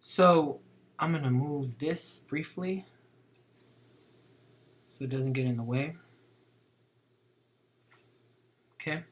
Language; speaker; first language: English; native; English